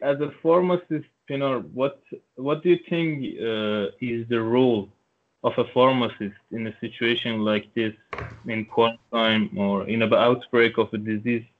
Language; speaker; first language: English; non-native, local second language; Turkish